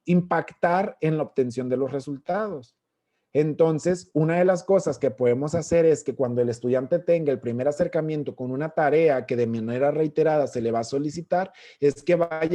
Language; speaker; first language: Spanish; native; Spanish